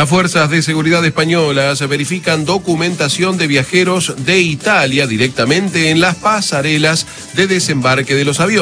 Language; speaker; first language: Spanish; native; Spanish